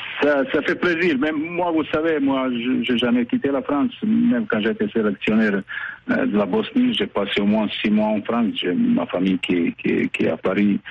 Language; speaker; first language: French; non-native, fluent; Bosnian